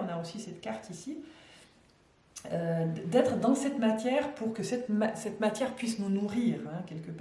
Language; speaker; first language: French; native; French